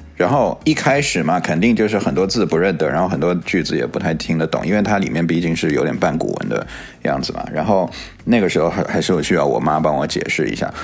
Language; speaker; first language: Chinese; early bilingual, other home language; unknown